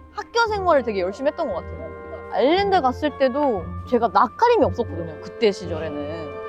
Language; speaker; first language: Korean; non-native, fluent; Japanese